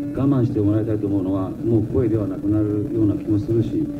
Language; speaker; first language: Japanese; native; Japanese